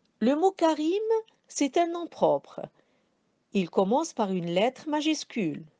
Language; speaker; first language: French; non-native, local second language; Arabic